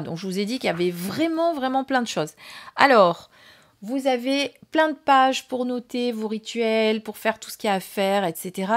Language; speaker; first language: French; native; French